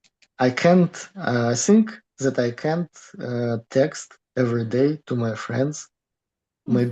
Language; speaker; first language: English; non-native, learner; Russian